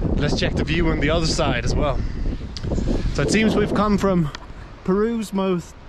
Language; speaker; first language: English; non-native, fluent; Danish